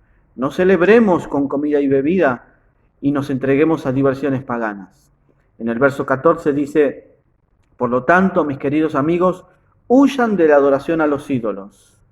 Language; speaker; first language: Spanish; native; Spanish